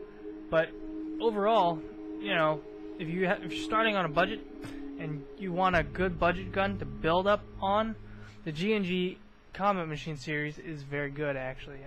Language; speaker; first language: English; native; English